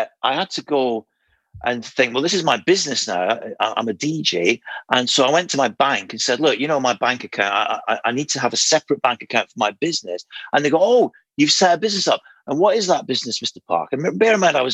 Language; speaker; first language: English; native; English